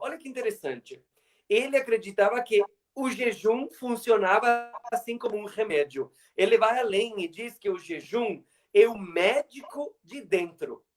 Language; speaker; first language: Portuguese; non-native, fluent; Spanish